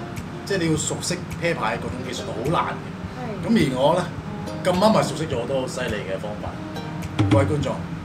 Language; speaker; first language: Cantonese; native; Cantonese